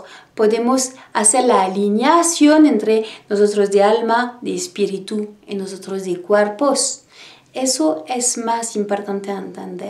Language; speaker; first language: Spanish; non-native, learner; French